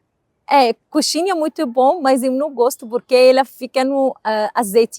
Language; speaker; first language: Portuguese; non-native, learner; Arabic